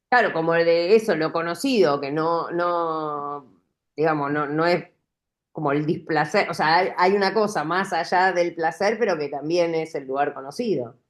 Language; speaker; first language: Spanish; native; Spanish